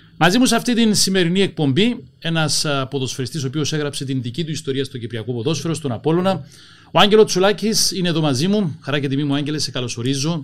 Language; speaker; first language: Greek; native; Greek